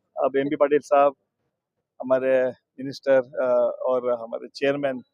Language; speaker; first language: Hindi; non-native, local second language; Kannada